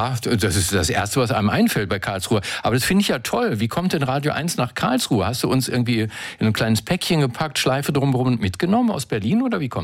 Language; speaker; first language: German; native; German